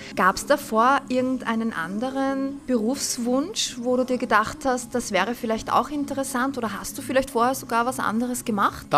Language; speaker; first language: German; native; German